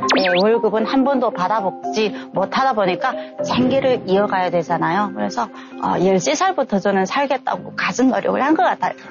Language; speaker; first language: Korean; native; Korean